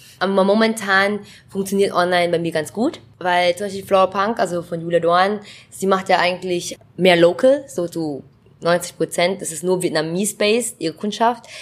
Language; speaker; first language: German; early bilingual, other home language; Vietnamese